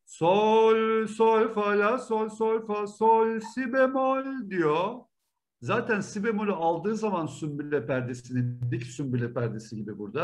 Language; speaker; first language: Turkish; native; Turkish